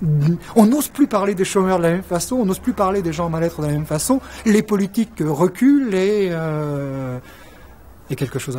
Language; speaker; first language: French; native; French